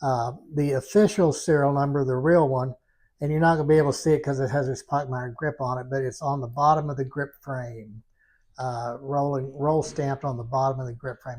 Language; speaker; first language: English; native; English